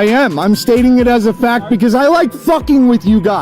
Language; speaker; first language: English; native; English